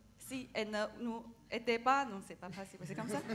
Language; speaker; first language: French; non-native, learner; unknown